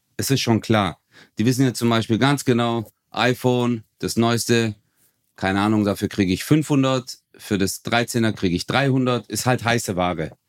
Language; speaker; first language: German; early bilingual, other home language; Turkish